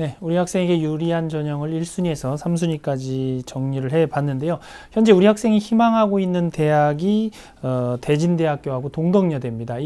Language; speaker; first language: Korean; native; Korean